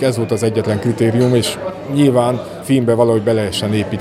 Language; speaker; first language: Hungarian; native; Hungarian